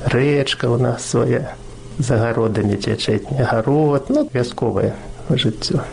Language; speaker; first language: Belarusian; native; Belarusian